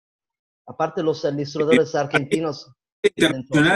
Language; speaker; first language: Spanish; non-native, fluent; Italian